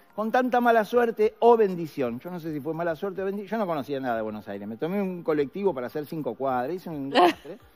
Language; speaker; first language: Spanish; native; Spanish